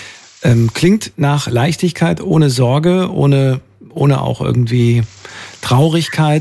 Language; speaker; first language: German; native; German